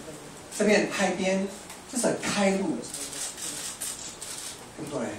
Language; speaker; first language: Chinese; non-native, fluent; English